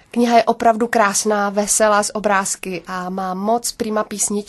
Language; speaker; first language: Czech; native; Czech